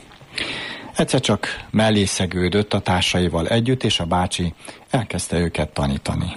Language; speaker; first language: Hungarian; native; Hungarian